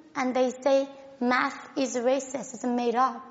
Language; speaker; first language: English; non-native, fluent; Korean